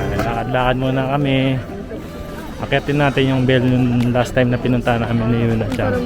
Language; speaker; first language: Filipino; native; Filipino